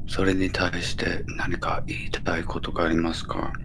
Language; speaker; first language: Japanese; non-native, learner; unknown